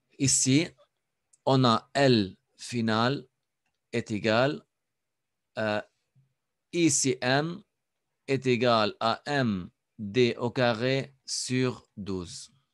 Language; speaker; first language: French; non-native, local second language; Arabic